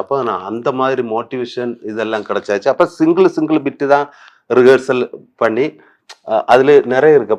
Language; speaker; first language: Tamil; non-native, learner; Malayalam